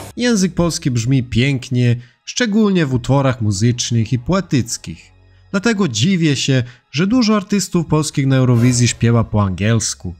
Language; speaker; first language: Polish; non-native, fluent; Serbian